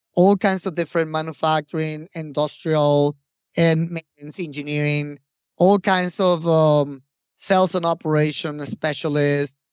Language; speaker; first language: English; non-native, fluent; Spanish